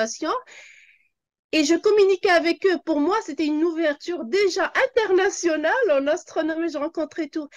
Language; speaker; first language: French; non-native, local second language; Arabic